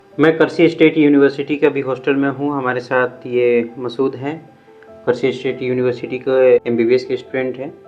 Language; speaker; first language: Hindi; native; Hindi